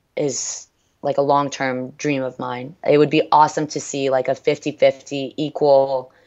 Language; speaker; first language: English; early bilingual, other home language; French